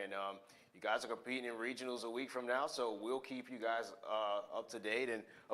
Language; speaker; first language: English; native; English